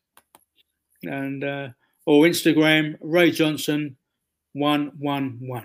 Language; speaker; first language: English; native; English